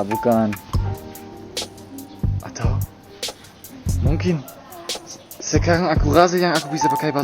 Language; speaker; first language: Indonesian; non-native, learner; German